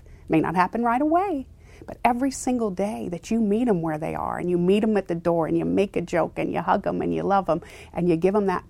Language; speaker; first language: English; native; English